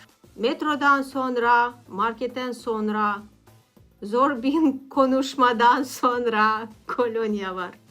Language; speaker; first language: Turkish; non-native, learner; Russian